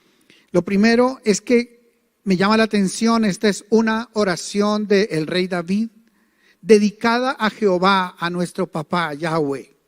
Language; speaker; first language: Spanish; native; Spanish